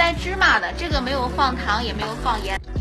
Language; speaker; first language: Chinese; native; Chinese